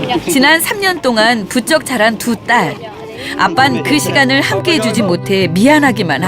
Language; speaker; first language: Korean; native; Korean